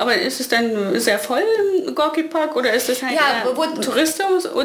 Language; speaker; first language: German; native; German